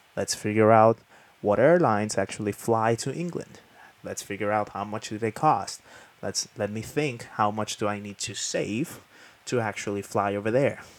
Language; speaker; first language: English; non-native, fluent; Spanish